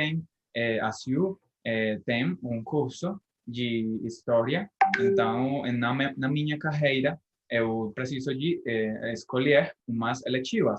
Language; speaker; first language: Portuguese; non-native, fluent; Spanish